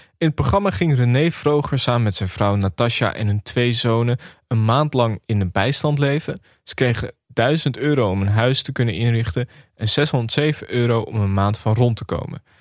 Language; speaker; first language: Dutch; native; Dutch